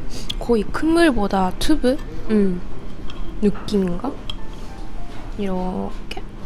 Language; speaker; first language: Korean; non-native, fluent; Japanese